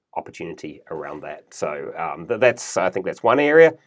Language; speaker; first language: English; native; English